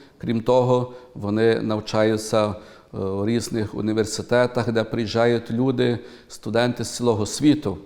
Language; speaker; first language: Ukrainian; early bilingual, heritage; Ukrainian